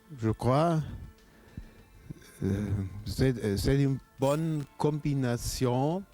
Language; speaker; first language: French; non-native, learner; German